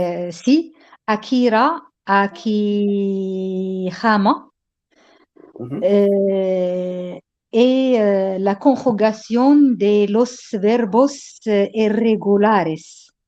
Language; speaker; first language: Spanish; non-native, learner; Arabic